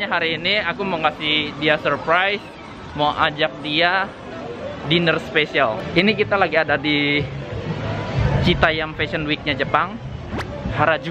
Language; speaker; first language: Indonesian; native; Indonesian